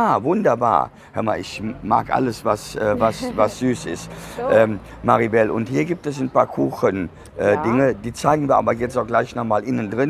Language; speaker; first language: German; native; German